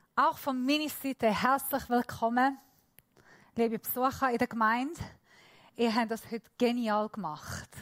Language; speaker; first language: German; non-native, fluent; Persian